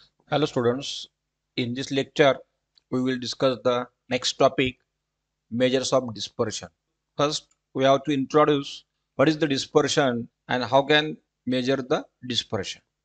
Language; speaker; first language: English; non-native, local second language; Marathi